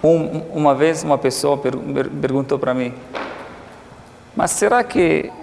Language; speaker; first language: Portuguese; non-native, fluent; Arabic